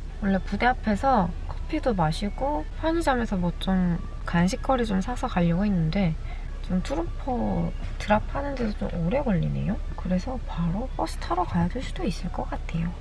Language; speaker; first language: Korean; native; Korean